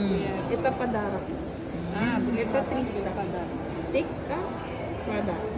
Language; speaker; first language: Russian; non-native, learner; Filipino